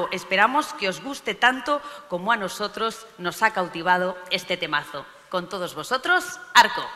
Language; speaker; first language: Spanish; native; Spanish